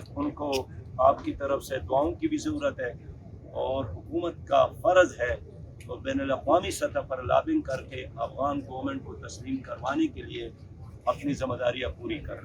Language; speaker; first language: Urdu; non-native, local second language; Pashto